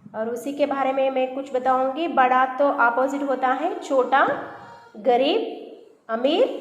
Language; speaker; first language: Hindi; non-native, local second language; Telugu